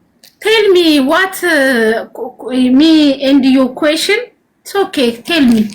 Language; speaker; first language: English; non-native, learner; Amharic